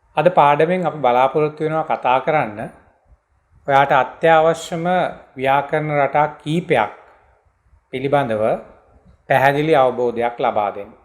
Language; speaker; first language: Sinhala; native; Sinhala